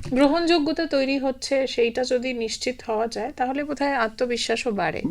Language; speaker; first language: Bangla; native; Bangla